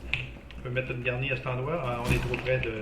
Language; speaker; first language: French; native; French